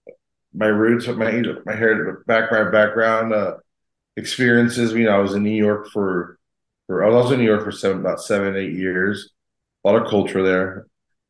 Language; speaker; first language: English; native; English